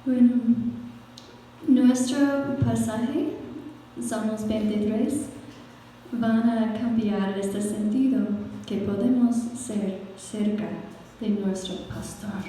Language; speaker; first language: Spanish; non-native, fluent; English